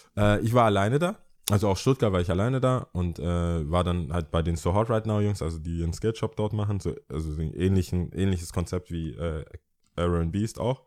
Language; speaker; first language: German; early bilingual, other home language; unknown